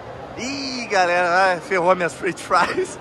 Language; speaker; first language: Portuguese; native; Portuguese